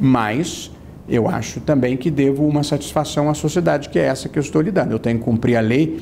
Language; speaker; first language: Portuguese; native; Portuguese